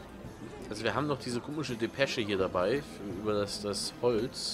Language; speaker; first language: German; native; German